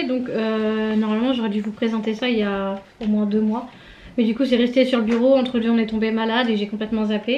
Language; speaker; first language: French; native; French